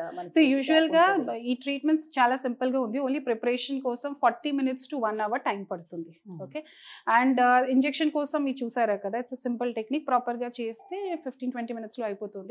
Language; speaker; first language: Telugu; non-native, fluent; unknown